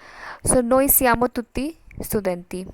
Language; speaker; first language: Italian; non-native, fluent; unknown